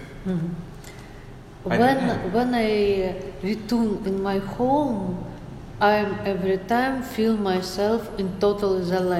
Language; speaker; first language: English; non-native, learner; Russian